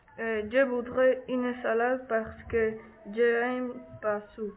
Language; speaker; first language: French; non-native, learner; Spanish